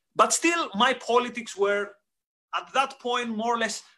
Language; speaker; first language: English; non-native, fluent; Greek